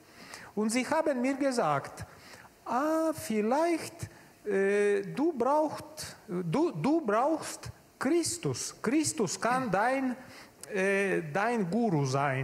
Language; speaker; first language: German; non-native, learner; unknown